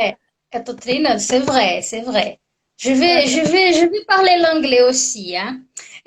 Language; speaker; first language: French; non-native, fluent; Portuguese